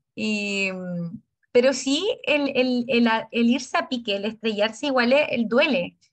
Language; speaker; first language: Spanish; native; Spanish